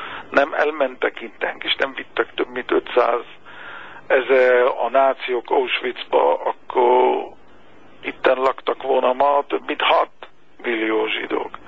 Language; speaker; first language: Hungarian; non-native, fluent; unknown